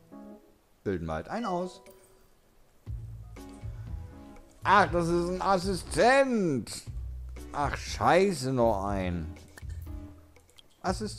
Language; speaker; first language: German; native; German